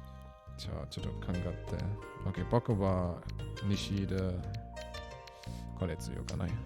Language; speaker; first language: Japanese; non-native, learner; German